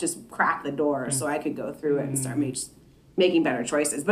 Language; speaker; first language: English; native; English